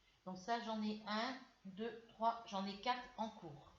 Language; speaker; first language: French; native; French